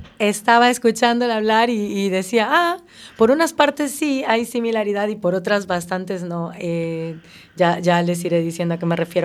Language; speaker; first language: Spanish; native; Spanish